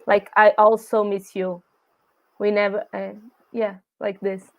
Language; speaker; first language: English; non-native, learner; Portuguese